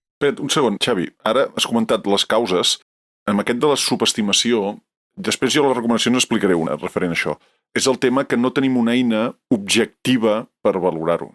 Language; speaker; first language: Catalan; native; Catalan